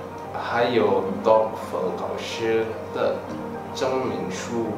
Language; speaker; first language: Chinese; non-native, learner; Indonesian